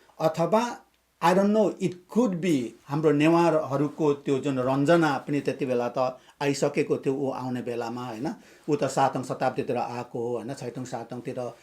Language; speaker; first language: Nepali; non-native, local second language; Limbu